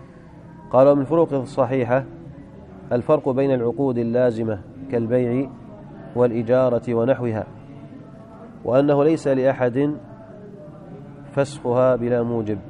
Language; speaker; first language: Arabic; native; Arabic